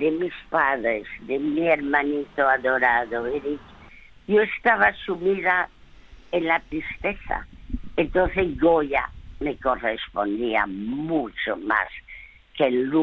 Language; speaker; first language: Spanish; early bilingual, other home language; French